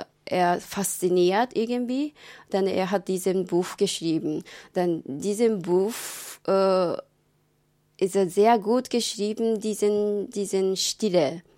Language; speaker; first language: German; non-native, learner; Japanese